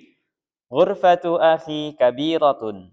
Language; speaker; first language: Arabic; non-native, learner; Indonesian